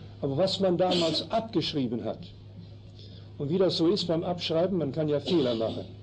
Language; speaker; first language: German; early bilingual, heritage; German